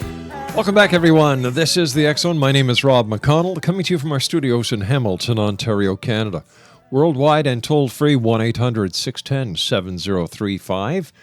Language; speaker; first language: English; native; English